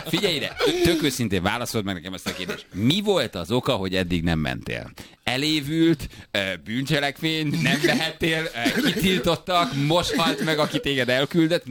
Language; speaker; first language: Hungarian; native; Hungarian